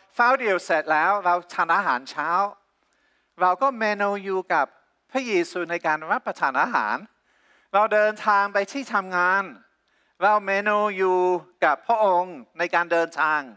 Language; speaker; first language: Thai; non-native, fluent; English